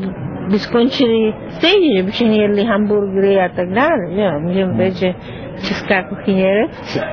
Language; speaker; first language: Czech; non-native, fluent; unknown